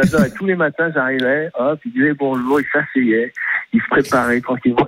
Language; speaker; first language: French; native; French